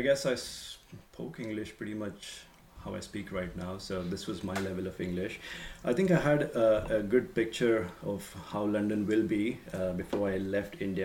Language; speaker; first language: English; non-native, local second language; Marathi